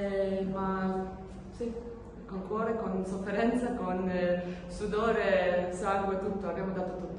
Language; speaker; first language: Italian; non-native, fluent; Polish